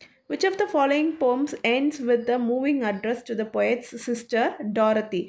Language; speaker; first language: English; non-native, local second language; Tamil